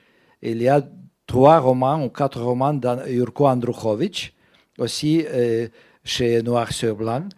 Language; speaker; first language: French; non-native, fluent; Russian